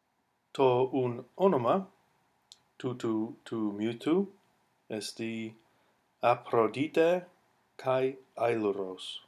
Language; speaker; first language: Greek; non-native, fluent; English